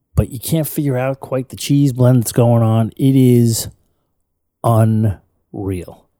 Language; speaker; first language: English; native; English